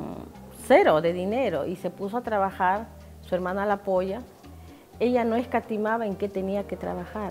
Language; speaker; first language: Spanish; native; Spanish